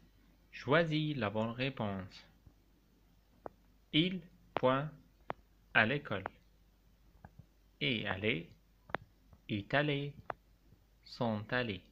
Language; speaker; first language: French; non-native, fluent; Arabic